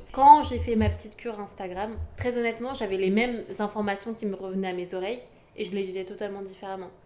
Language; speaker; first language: French; native; French